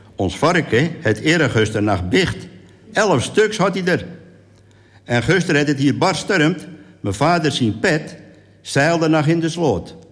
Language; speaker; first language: Dutch; native; Dutch